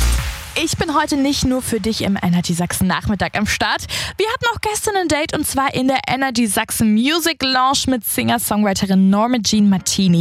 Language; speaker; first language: German; native; German